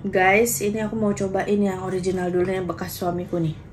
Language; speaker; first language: Indonesian; native; Indonesian